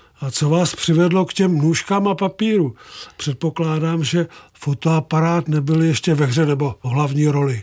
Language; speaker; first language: Czech; native; Czech